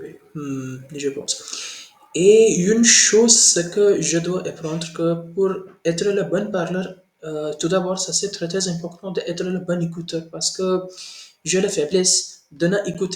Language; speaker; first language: French; non-native, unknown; Hindi